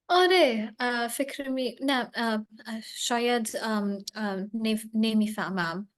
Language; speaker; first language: Persian; non-native, learner; English